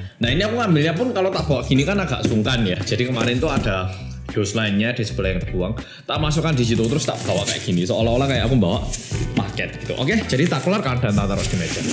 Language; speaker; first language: Indonesian; non-native, fluent; Korean